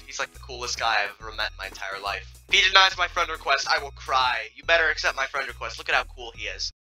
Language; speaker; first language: English; native; English